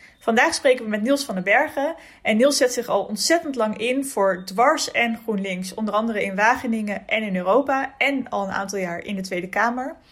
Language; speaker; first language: Dutch; native; Dutch